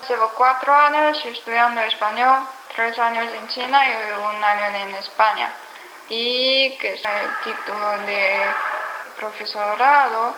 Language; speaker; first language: Spanish; non-native, learner; Chinese